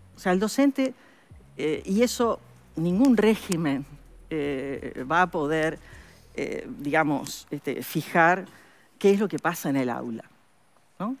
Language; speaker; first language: Spanish; native; Spanish